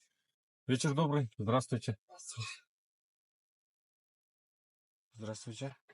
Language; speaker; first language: Russian; non-native, local second language; Kyrgyz